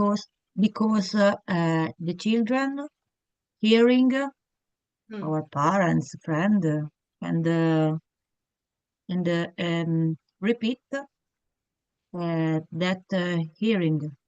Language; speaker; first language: English; non-native, learner; Italian